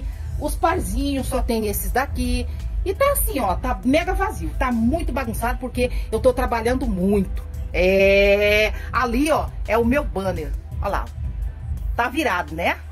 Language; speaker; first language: Portuguese; native; Portuguese